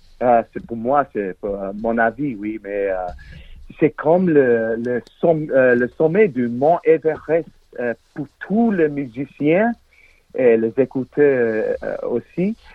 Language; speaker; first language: French; non-native, learner; English